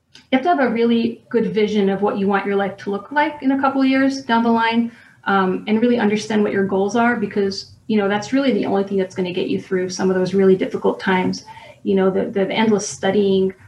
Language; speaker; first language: English; native; English